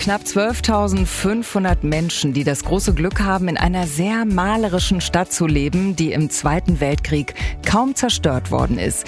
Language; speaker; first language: German; native; German